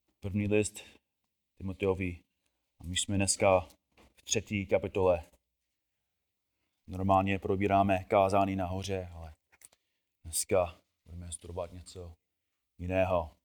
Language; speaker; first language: Czech; non-native, fluent; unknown